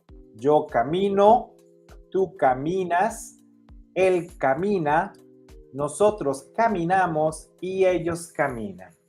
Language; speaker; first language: Spanish; non-native, fluent; English